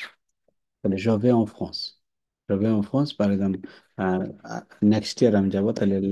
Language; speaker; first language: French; non-native, fluent; Bangla